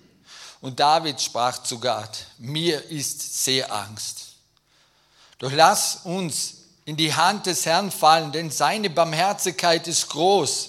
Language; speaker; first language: German; native; German